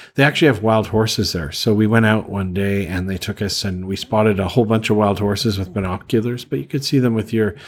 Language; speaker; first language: English; native; English